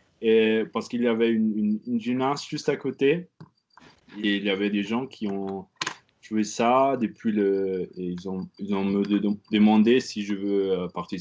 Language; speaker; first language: French; non-native, learner; German